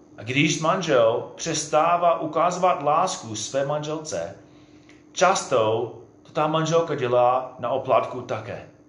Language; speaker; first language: Czech; non-native, fluent; English